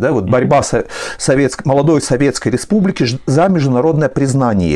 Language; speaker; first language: Russian; native; Russian